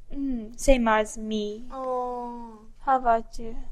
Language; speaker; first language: English; non-native, learner; Japanese